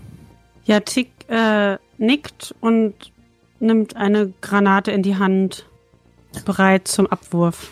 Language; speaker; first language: German; native; German